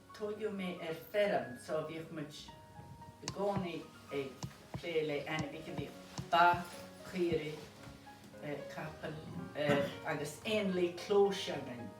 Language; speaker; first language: Irish; native; Irish